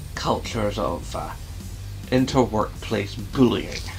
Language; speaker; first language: English; native; English